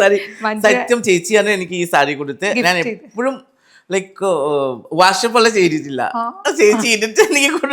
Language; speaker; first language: Malayalam; non-native, learner; Assamese